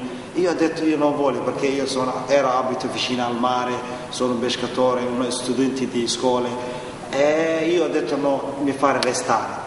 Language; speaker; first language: Italian; non-native, learner; Somali